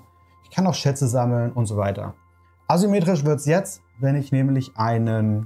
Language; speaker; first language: German; native; German